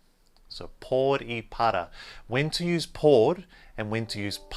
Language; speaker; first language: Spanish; non-native, fluent; English